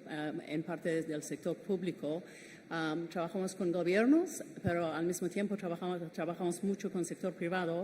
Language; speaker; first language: Spanish; non-native, fluent; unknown